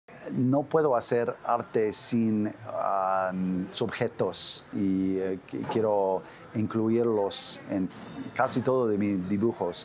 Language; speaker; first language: Spanish; non-native, fluent; English